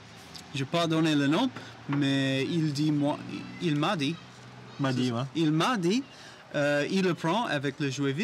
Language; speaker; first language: French; non-native, learner; English